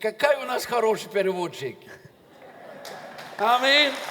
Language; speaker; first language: Russian; non-native, fluent; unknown